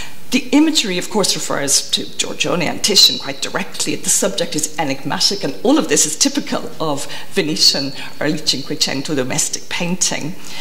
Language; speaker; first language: English; native; English